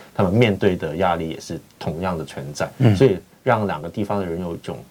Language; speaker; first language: Chinese; non-native, fluent; Cantonese